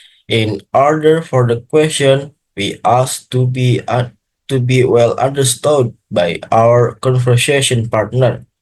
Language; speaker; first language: English; non-native, learner; Indonesian